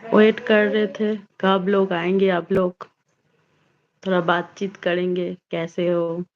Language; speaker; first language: Hindi; non-native, local second language; Bangla